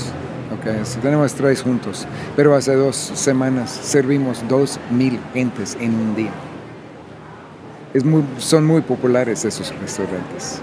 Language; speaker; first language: Spanish; non-native, fluent; English